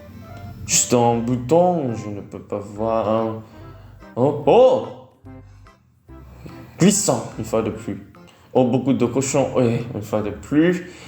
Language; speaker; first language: French; non-native, learner; Vietnamese